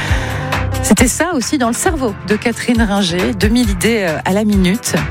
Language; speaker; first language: French; native; French